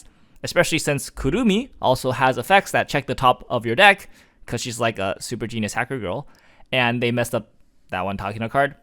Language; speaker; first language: English; native; English